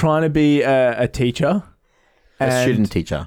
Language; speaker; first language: English; native; English